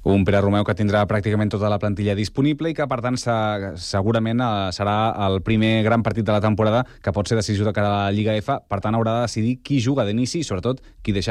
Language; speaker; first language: Catalan; native; Catalan